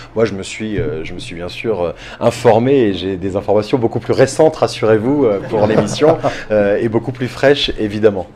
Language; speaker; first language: French; native; French